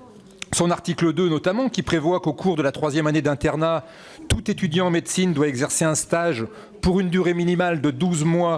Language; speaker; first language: French; native; French